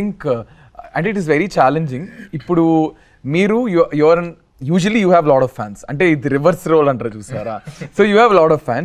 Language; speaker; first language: Telugu; native; Telugu